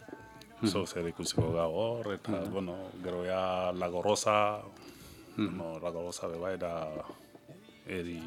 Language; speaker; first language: Basque; non-native, learner; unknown